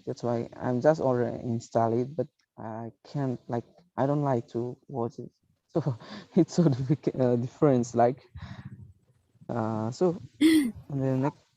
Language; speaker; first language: English; non-native, learner; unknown